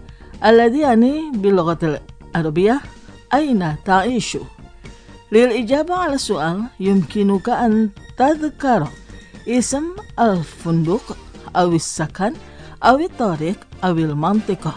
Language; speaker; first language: Arabic; non-native, fluent; Indonesian